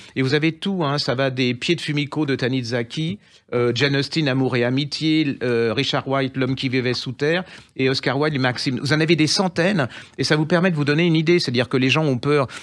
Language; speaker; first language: French; native; French